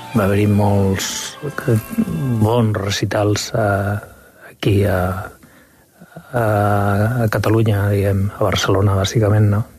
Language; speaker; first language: Catalan; non-native, local second language; Spanish